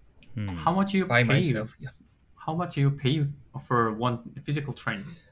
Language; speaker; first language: English; non-native, fluent; Korean